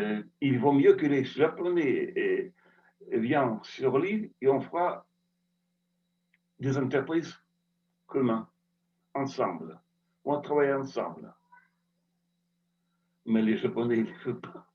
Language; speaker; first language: French; non-native, fluent; Russian